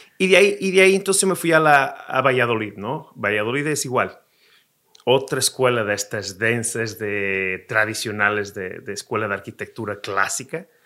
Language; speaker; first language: Spanish; non-native, fluent; Portuguese